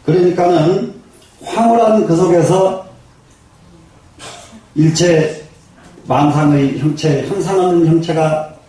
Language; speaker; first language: Korean; native; Korean